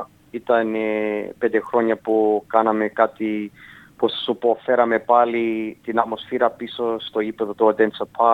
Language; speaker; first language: Greek; early bilingual, heritage; Greek